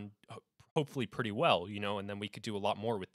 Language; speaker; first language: English; native; English